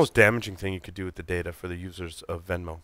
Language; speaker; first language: English; native; English